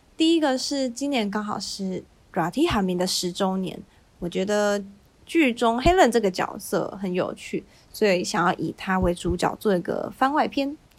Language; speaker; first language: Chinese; native; Chinese